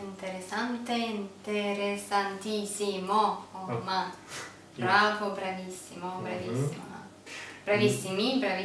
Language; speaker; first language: Italian; non-native, learner; English